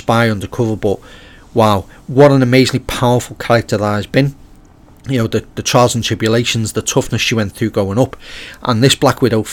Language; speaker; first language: English; native; English